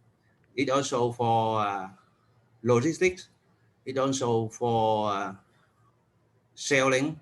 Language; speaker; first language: English; non-native, learner; Vietnamese